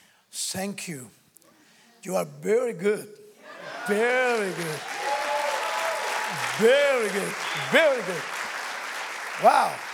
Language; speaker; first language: English; non-native, learner; Spanish